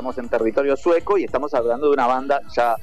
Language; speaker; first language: Spanish; native; Spanish